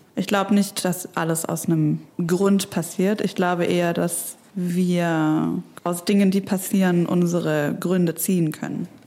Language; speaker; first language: German; native; German